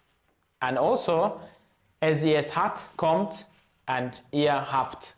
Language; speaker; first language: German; non-native, fluent; Azerbaijani